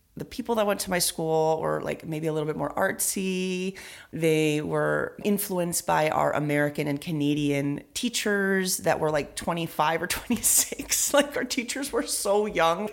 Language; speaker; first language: English; early bilingual, other home language; Spanish